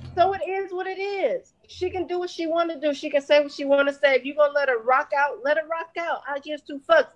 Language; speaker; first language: English; native; English